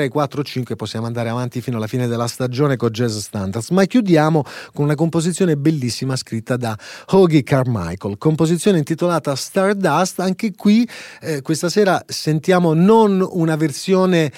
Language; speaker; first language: Italian; native; Italian